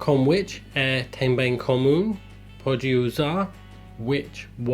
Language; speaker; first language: Portuguese; non-native, fluent; English